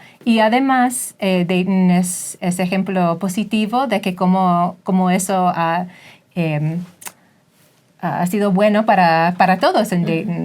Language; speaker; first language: Spanish; non-native, fluent; English